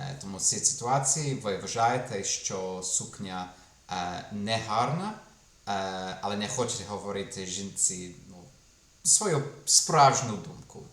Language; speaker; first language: Ukrainian; non-native, fluent; English